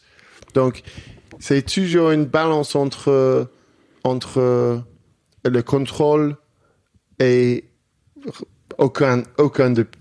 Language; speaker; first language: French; non-native, learner; English